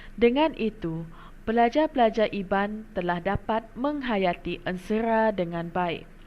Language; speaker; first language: Malay; non-native, local second language; Iban